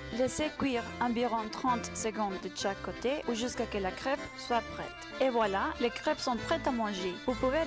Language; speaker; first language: French; non-native, learner; Spanish